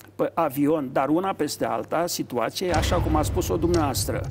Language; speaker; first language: Romanian; native; Romanian